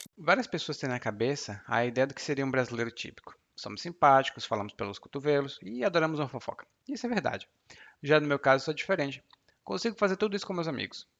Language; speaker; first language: Portuguese; native; Portuguese